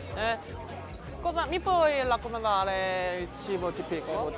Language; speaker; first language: Italian; non-native, learner; Korean